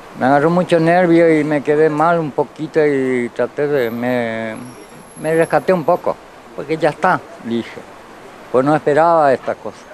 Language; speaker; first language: Spanish; native; Spanish